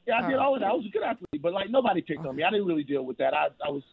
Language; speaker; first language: English; native; English